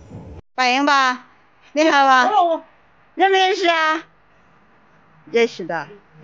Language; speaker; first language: Chinese; native; Chinese